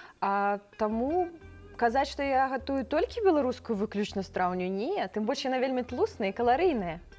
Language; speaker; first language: Belarusian; non-native, local second language; Russian